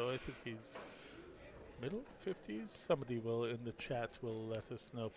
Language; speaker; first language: English; non-native, fluent; Hebrew